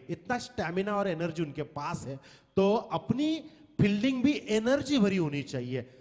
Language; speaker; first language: Hindi; non-native, local second language; Marathi